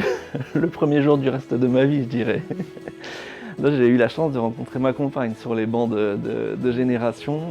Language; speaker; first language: French; native; French